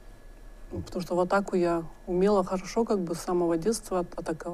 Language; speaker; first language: Russian; native; Russian